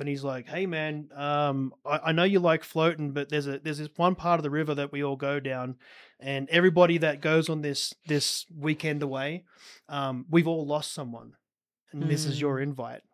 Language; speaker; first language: English; native; English